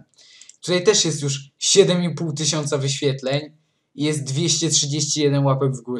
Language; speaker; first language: Polish; native; Polish